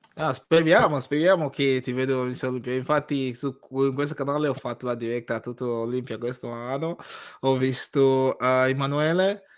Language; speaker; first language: Italian; non-native, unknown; English